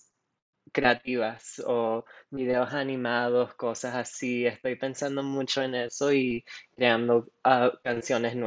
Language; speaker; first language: Spanish; non-native, local second language; English